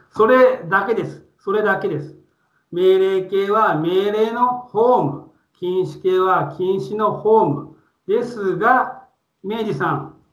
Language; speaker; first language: Japanese; non-native, fluent; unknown